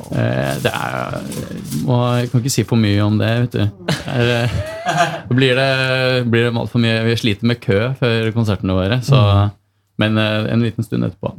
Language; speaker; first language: Norwegian; native; Norwegian